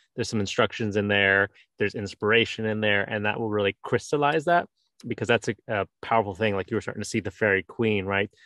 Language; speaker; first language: English; native; English